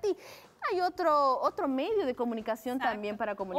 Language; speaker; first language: Spanish; native; Spanish